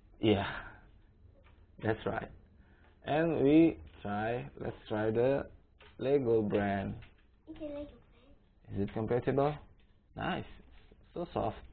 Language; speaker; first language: English; non-native, learner; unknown